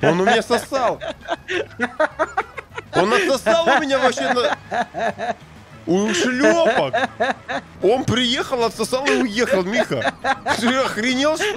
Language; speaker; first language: Russian; native; Russian